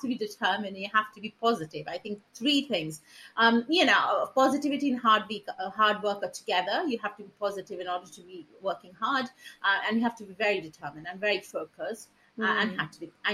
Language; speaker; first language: English; non-native, local second language; Punjabi